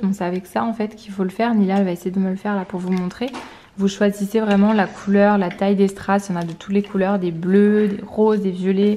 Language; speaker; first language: French; native; French